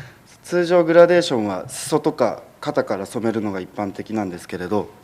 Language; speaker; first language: Japanese; native; Japanese